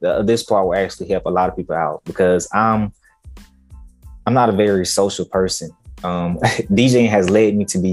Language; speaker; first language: English; native; English